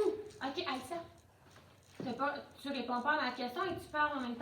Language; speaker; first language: French; native; French